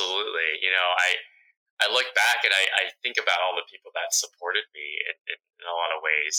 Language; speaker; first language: English; early bilingual, other home language; Vietnamese